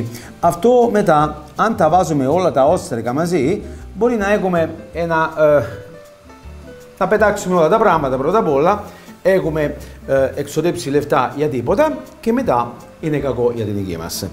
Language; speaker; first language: Greek; non-native, fluent; Italian